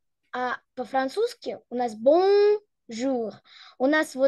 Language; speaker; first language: Russian; native; Russian